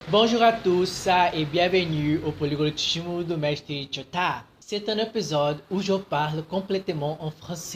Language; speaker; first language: French; non-native, fluent; Portuguese